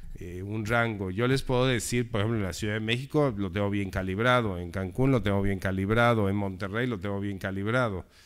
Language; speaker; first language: Spanish; native; Spanish